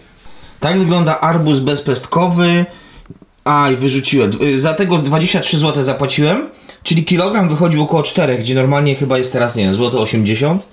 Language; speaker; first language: Polish; native; Polish